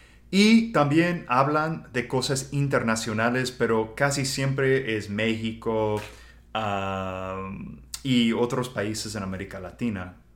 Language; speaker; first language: Spanish; non-native, fluent; English